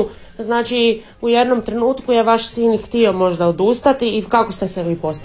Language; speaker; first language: Serbian; native; Serbian